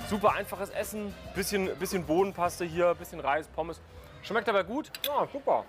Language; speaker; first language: German; native; German